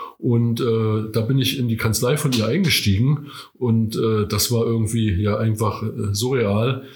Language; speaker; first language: German; native; German